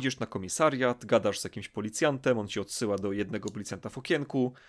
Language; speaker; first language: Polish; native; Polish